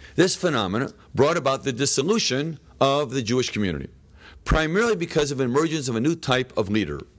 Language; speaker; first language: English; native; English